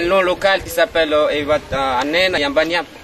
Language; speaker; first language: French; non-native, local second language; Malagasy